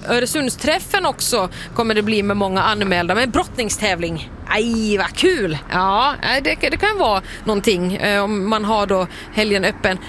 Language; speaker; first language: Swedish; native; Swedish